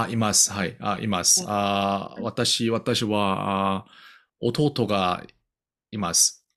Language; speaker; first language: Japanese; non-native, learner; Korean